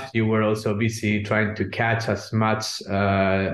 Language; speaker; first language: English; non-native, fluent; Spanish